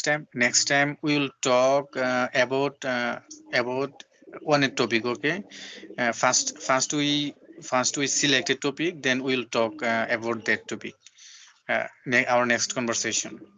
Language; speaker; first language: English; non-native, learner; Bangla